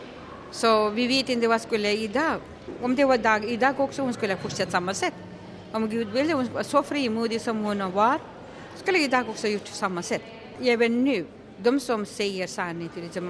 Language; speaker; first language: Swedish; non-native, local second language; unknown